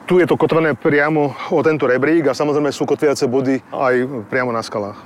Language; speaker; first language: Slovak; native; Slovak